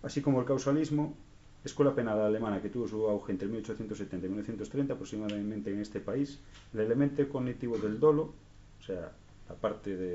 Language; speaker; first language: Spanish; non-native, local second language; Galician